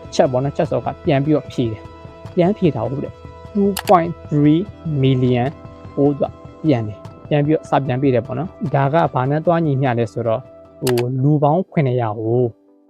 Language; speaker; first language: Burmese; non-native, local second language; Hakha Chin